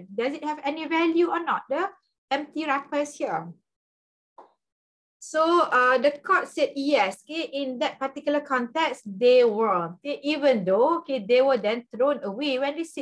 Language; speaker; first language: English; non-native, local second language; Malay